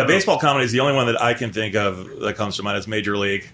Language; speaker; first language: English; native; English